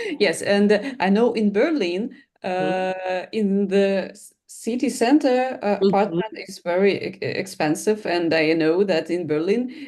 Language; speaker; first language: English; non-native, learner; Russian